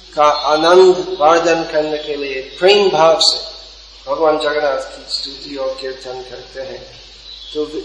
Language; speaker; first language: Hindi; non-native, fluent; English